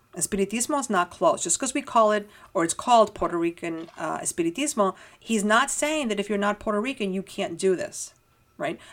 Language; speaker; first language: English; early bilingual, heritage; Spanish